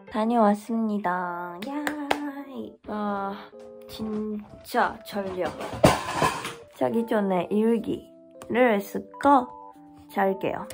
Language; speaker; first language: Korean; non-native, learner; Japanese